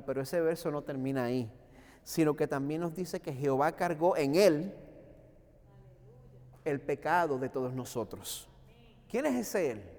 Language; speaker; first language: Spanish; native; Spanish